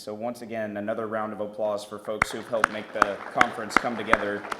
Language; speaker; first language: English; native; English